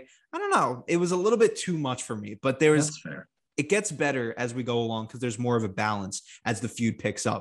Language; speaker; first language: English; native; English